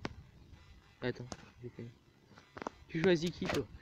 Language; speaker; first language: French; native; French